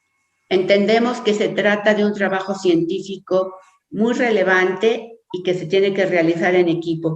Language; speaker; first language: Spanish; native; Spanish